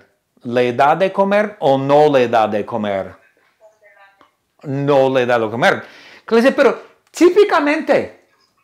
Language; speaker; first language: Spanish; non-native, fluent; English